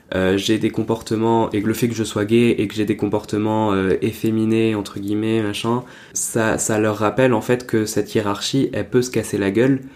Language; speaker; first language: French; native; French